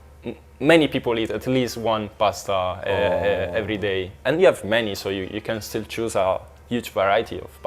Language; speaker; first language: English; non-native, fluent; Italian